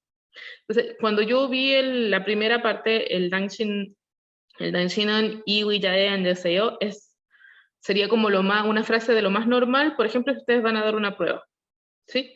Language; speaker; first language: Spanish; non-native, learner; Korean